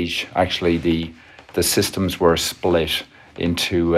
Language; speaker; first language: English; native; English